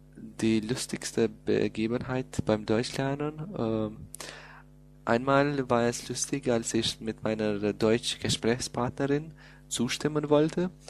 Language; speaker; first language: German; non-native, fluent; Albanian